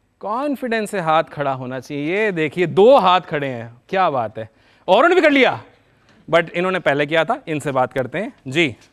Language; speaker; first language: Hindi; native; Hindi